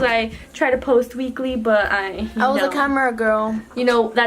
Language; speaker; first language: English; native; English